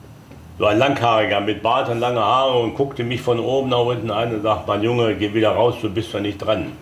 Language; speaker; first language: German; native; German